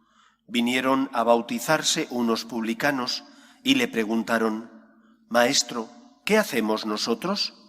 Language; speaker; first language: Spanish; native; Spanish